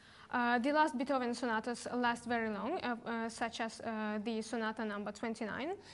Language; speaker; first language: English; non-native, fluent; Russian